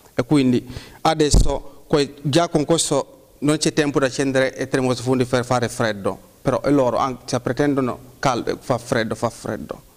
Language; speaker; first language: Italian; non-native, fluent; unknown